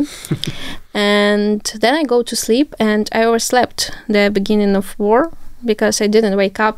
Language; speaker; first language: English; non-native, fluent; Ukrainian